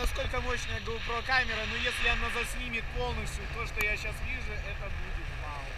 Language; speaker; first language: Russian; native; Russian